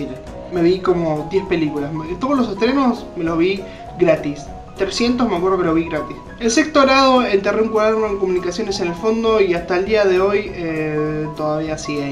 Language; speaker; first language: Spanish; native; Spanish